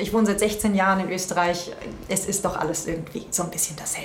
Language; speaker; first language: German; native; German